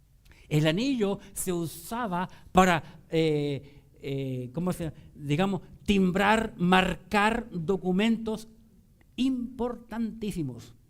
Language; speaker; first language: Spanish; native; Spanish